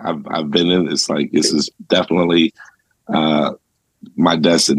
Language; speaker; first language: English; native; English